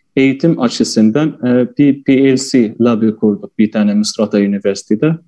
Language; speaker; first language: Turkish; non-native, fluent; Arabic